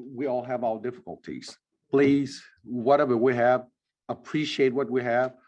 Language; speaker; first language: English; non-native, fluent; Vietnamese